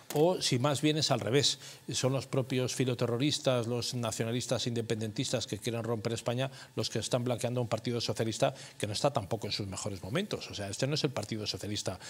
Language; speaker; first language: Spanish; native; Spanish